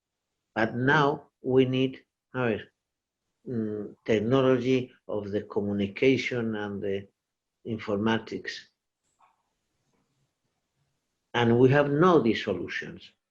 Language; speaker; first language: English; non-native, learner; Portuguese